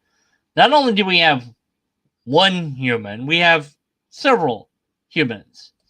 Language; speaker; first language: English; native; English